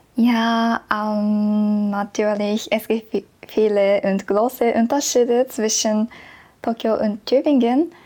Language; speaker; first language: German; non-native, learner; Japanese